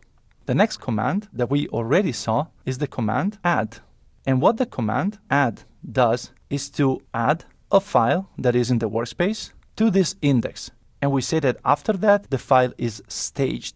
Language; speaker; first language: English; non-native, fluent; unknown